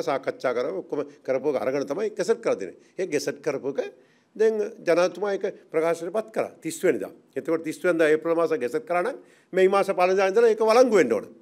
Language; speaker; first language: Sinhala; non-native, local second language; Tamil